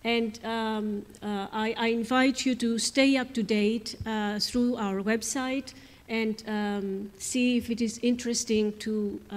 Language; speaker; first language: English; non-native, fluent; Greek